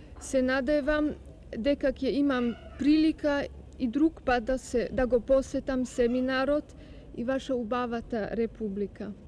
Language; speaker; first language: Macedonian; non-native, learner; German